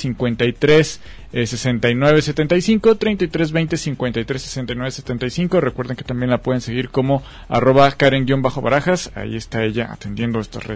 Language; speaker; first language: Spanish; native; Spanish